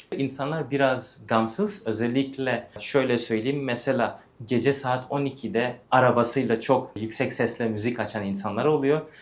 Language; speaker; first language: Turkish; early bilingual, heritage; English